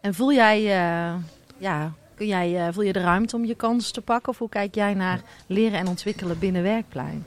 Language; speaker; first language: Dutch; native; Dutch